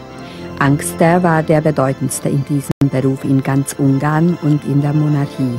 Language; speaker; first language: German; native; German